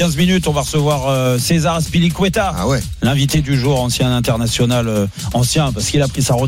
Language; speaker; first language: French; native; French